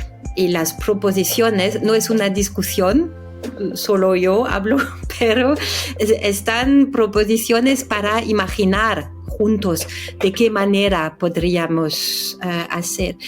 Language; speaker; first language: Spanish; non-native, fluent; French